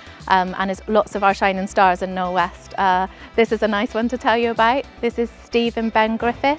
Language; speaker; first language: English; native; English